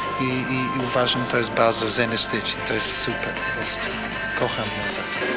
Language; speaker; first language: Polish; non-native, fluent; English